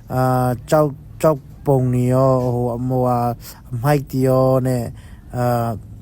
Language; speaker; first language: Burmese; non-native, local second language; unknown